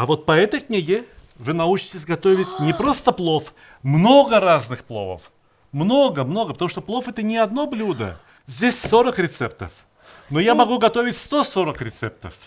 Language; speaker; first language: Russian; native; Russian